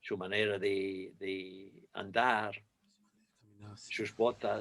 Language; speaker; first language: Spanish; non-native, fluent; English